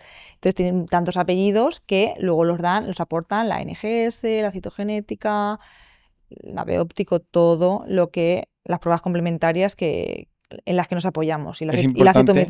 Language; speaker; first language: Spanish; native; Spanish